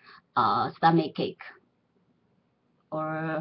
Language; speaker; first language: English; non-native, learner; Chinese